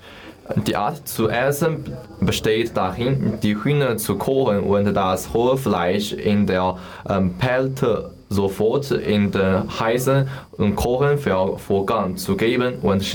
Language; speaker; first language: German; non-native, learner; Chinese